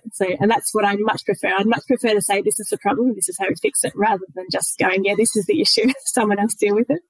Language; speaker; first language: English; native; English